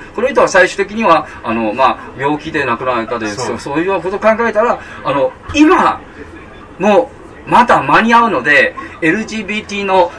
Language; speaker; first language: Japanese; non-native, fluent; Chinese